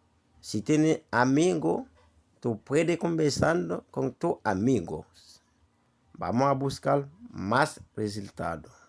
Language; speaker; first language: Spanish; non-native, learner; Haitian Creole